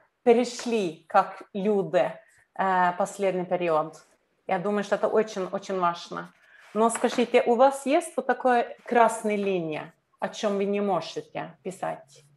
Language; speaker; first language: Russian; non-native, learner; Norwegian